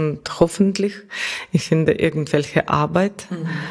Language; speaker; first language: German; non-native, fluent; Russian